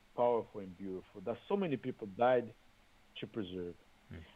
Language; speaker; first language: English; non-native, fluent; Portuguese